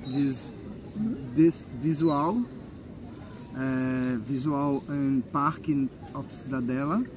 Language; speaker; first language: English; non-native, learner; Portuguese